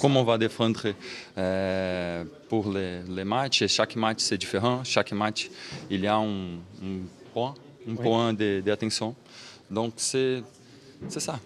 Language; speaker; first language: French; non-native, learner; Portuguese